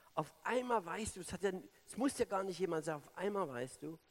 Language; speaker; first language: German; native; German